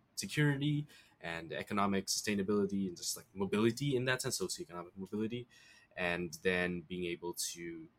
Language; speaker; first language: English; early bilingual, other home language; Bangla